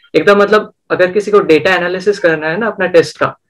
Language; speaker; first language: Hindi; non-native, local second language; Bangla